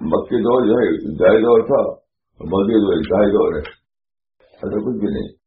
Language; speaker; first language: Urdu; native; Urdu